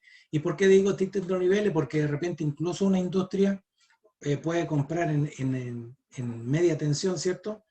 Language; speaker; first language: Spanish; native; Spanish